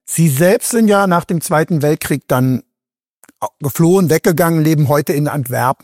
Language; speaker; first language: German; native; German